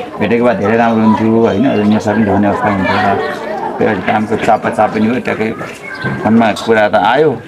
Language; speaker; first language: Nepali; native; Nepali